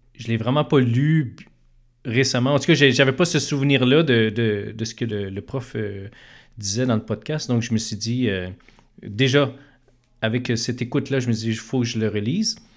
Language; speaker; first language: French; native; French